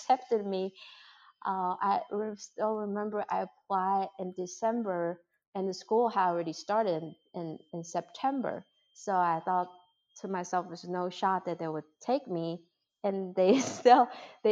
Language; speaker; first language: English; non-native, fluent; Chinese